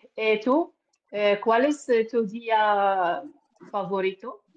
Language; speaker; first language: Spanish; non-native, learner; Arabic